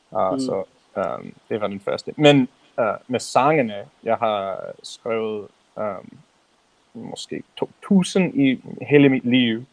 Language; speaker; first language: Danish; non-native, learner; English